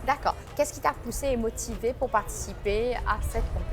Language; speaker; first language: French; non-native, local second language; Morisyen